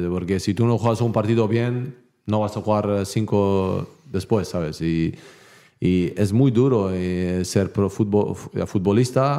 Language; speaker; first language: Spanish; non-native, learner; Bosnian